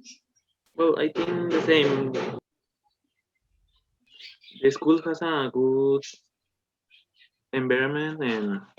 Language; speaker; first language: English; non-native, learner; Spanish